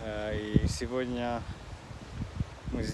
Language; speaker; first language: Russian; non-native, learner; Finnish